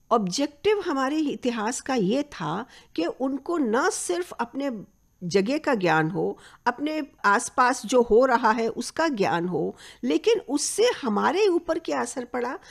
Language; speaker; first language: Hindi; native; Hindi